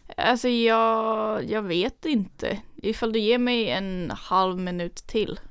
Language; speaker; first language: Swedish; native; Swedish